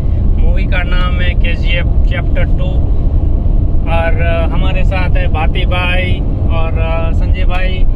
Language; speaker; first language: Hindi; non-native, local second language; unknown